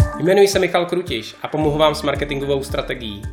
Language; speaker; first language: Czech; native; Czech